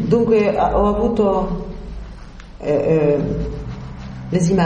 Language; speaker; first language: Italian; early bilingual, heritage; French